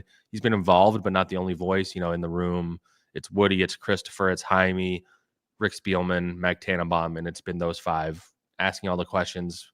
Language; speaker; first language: English; native; English